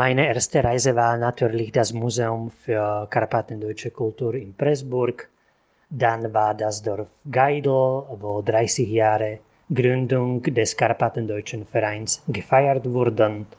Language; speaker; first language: German; non-native, local second language; Slovak